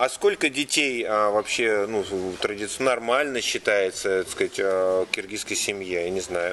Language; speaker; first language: Russian; native; Russian